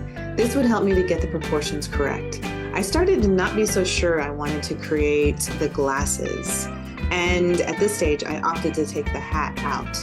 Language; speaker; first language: English; native; English